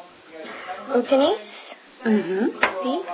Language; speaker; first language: French; non-native, learner; English